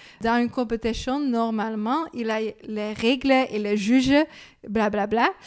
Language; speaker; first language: French; non-native, learner; Dutch